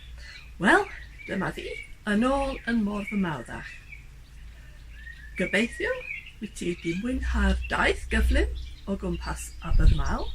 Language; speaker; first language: Welsh; non-native, fluent; English